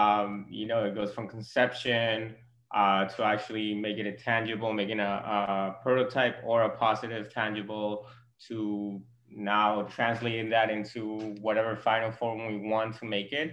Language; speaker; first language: English; non-native, fluent; Spanish